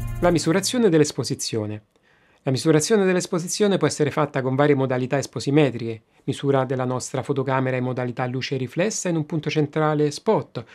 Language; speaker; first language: Italian; native; Italian